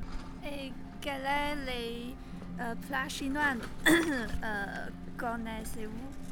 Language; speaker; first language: French; non-native, learner; Chinese